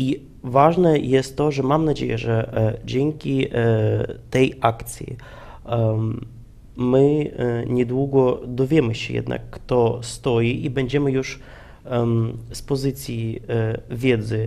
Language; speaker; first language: Polish; non-native, fluent; Ukrainian